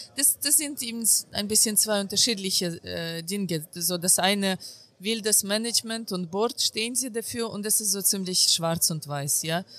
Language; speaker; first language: German; non-native, fluent; Ukrainian